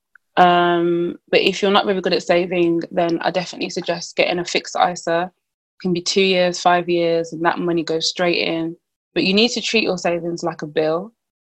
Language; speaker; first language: English; native; English